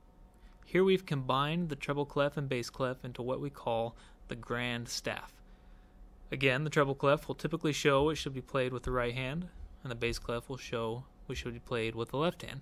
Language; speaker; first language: English; native; English